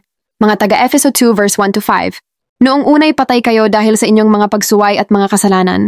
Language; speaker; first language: Filipino; native; Filipino